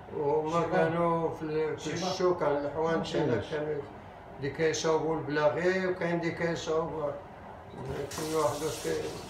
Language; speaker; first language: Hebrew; non-native, fluent; Arabic